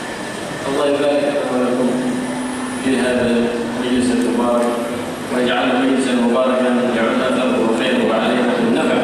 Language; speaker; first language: Arabic; native; Arabic